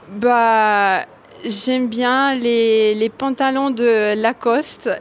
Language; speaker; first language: French; non-native, fluent; Russian